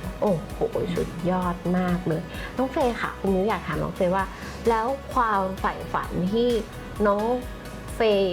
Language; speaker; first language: Thai; native; Thai